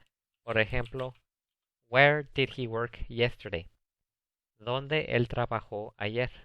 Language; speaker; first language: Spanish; early bilingual, heritage; Spanish